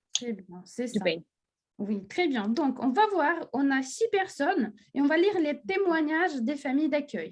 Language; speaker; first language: French; non-native, fluent; Russian